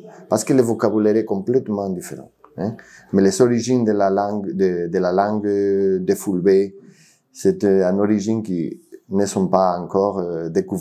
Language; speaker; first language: French; non-native, fluent; Spanish